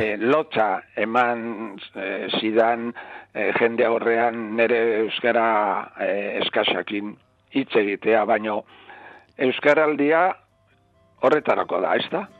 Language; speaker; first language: Basque; non-native, local second language; Spanish